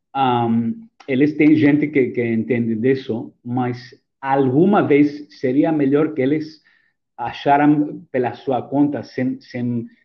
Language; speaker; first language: Portuguese; non-native, fluent; Greek